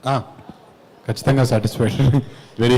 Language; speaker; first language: Telugu; native; Telugu